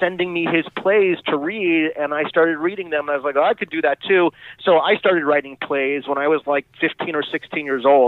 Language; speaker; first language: English; native; English